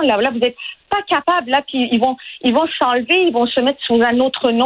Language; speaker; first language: French; non-native, fluent; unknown